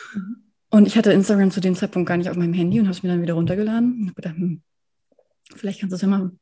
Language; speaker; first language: German; native; German